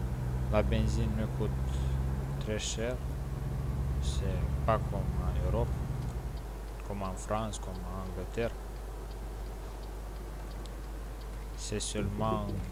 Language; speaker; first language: French; non-native, learner; Romanian